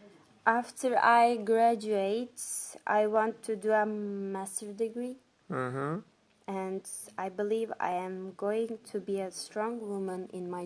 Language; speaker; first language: English; non-native, fluent; Turkish